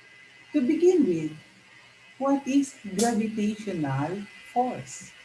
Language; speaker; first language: English; non-native, local second language; Filipino